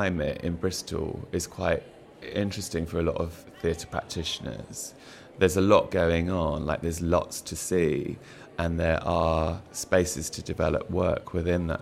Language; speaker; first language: English; native; English